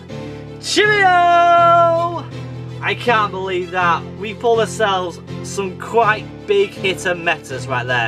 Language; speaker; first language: English; native; English